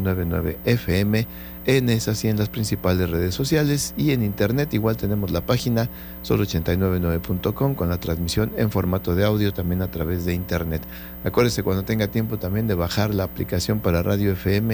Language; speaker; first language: Spanish; native; Spanish